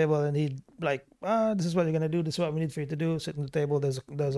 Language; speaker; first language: English; non-native, local second language; Cebuano